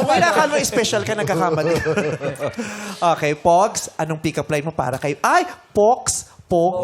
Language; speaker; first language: Filipino; native; Filipino